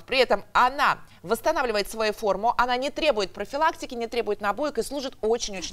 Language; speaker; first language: Russian; native; Russian